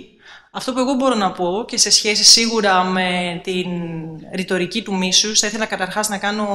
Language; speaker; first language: Greek; native; Greek